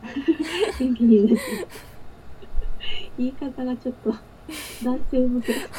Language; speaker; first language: Japanese; native; Japanese